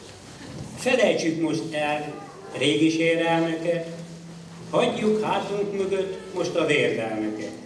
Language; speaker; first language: Hungarian; native; Hungarian